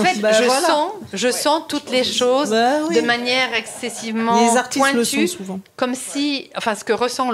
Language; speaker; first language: French; native; French